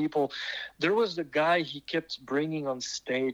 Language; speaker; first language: English; non-native, fluent; French